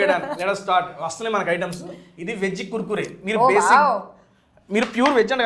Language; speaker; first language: Telugu; native; Telugu